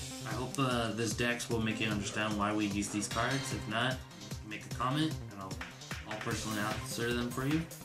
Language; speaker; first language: English; native; English